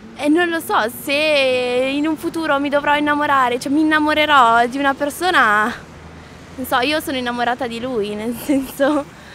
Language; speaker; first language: Italian; native; Italian